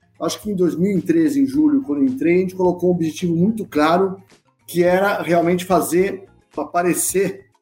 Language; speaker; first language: Portuguese; native; Portuguese